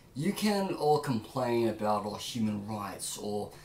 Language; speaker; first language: English; native; English